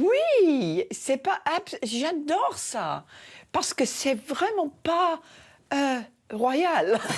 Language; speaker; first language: French; non-native, learner; English